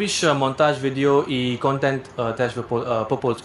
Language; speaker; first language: Polish; non-native, learner; English